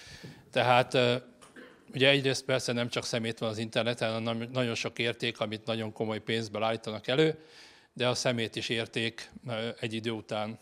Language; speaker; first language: Hungarian; native; Hungarian